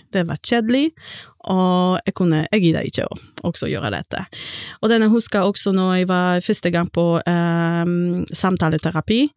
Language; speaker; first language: Norwegian; non-native, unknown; Polish